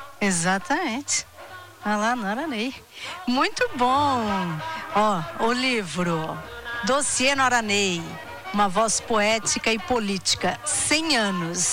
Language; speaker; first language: Portuguese; native; Portuguese